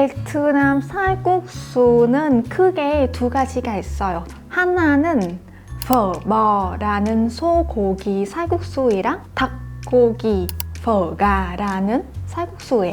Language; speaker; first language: Korean; non-native, fluent; Vietnamese